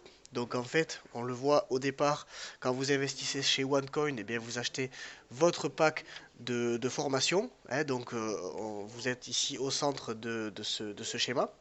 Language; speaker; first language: French; native; French